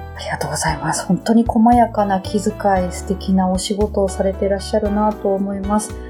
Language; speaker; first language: Japanese; native; Japanese